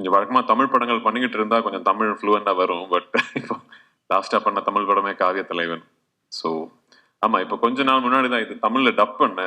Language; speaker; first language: Tamil; non-native, local second language; Malayalam